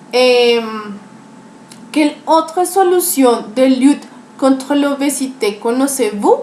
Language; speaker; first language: French; non-native, learner; Spanish